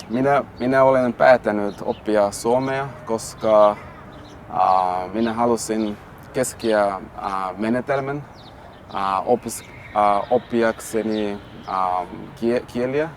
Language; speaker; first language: Finnish; non-native, learner; Portuguese